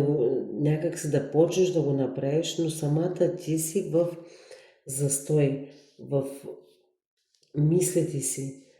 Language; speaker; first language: Bulgarian; native; Bulgarian